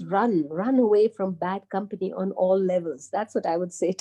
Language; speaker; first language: English; native; English